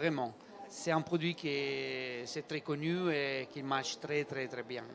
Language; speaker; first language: French; non-native, learner; Italian